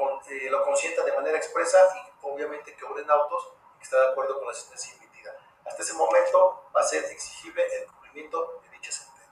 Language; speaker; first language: Spanish; native; Spanish